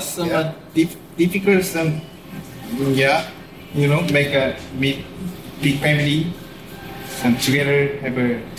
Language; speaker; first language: English; non-native, learner; Korean